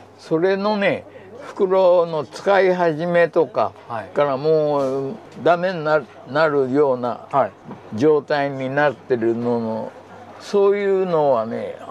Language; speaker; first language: Japanese; native; Japanese